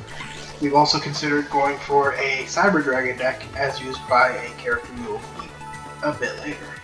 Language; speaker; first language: English; native; English